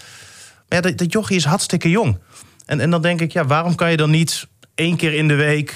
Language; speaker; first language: Dutch; native; Dutch